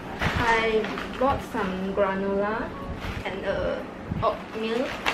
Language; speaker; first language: English; non-native, local second language; Chinese